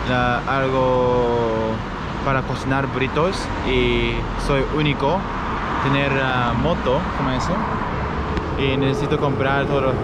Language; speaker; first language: Spanish; non-native, learner; Japanese